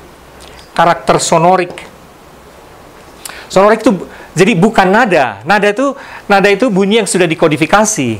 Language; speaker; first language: Indonesian; native; Indonesian